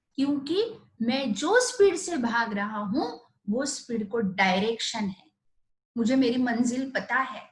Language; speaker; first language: Hindi; non-native, local second language; Marathi